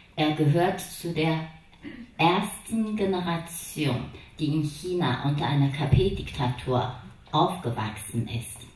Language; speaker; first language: German; non-native, fluent; Chinese